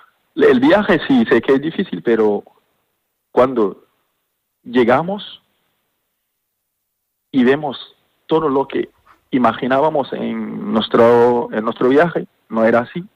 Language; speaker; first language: Spanish; non-native, fluent; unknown